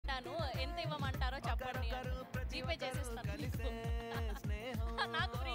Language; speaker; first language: Telugu; native; Telugu